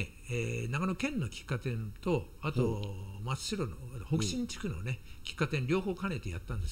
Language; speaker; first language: Japanese; native; Japanese